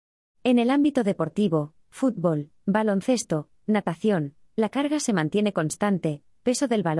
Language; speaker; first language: Spanish; native; Spanish